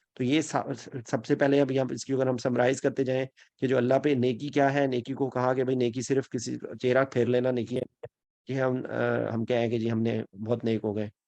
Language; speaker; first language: Urdu; native; Urdu